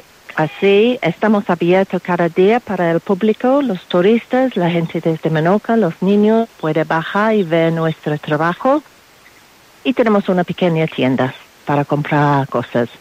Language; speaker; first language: Spanish; non-native, learner; English